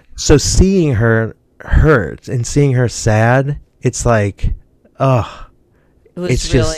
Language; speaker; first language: English; native; English